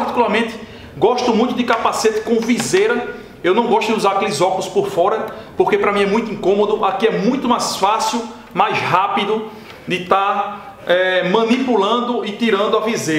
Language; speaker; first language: Portuguese; native; Portuguese